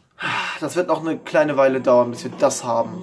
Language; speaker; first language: German; native; German